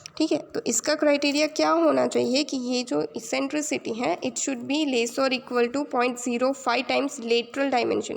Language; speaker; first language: Hindi; native; Hindi